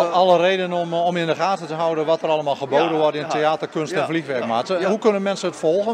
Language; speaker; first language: Dutch; native; Dutch